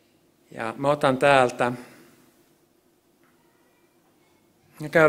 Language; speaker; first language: Finnish; native; Finnish